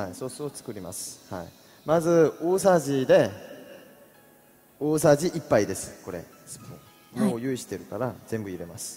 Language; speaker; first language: Japanese; non-native, fluent; Korean